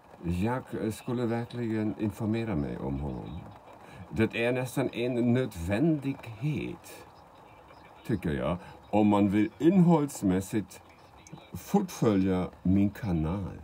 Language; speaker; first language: Swedish; non-native, fluent; German